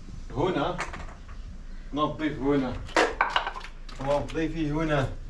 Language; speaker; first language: Arabic; native; Arabic